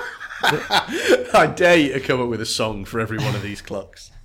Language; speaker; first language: English; native; English